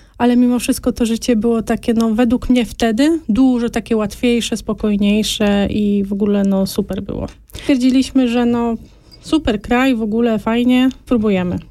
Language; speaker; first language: Polish; native; Polish